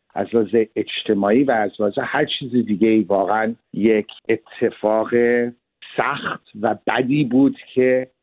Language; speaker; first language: Persian; early bilingual, heritage; Persian